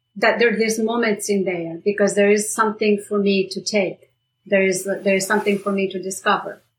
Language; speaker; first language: English; non-native, fluent; Romanian